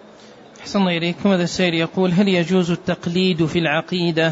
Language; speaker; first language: Arabic; native; Arabic